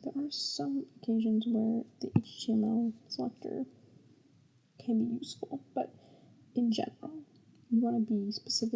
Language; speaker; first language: English; native; English